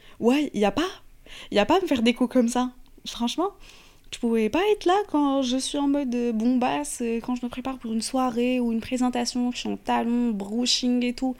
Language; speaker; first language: French; non-native, fluent; Arabic